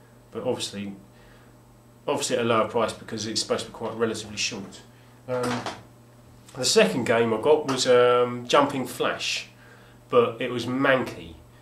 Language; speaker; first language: English; native; English